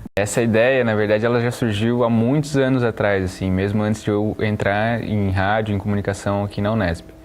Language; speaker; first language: Portuguese; native; Portuguese